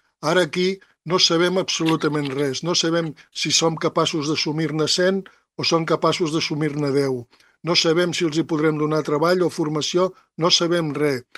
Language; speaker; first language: Catalan; native; Catalan